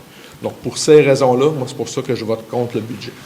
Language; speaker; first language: French; native; French